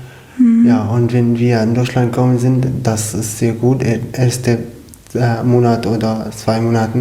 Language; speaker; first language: German; non-native, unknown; Arabic